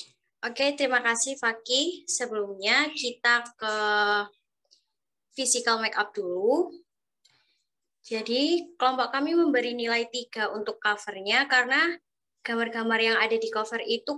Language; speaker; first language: Indonesian; native; Indonesian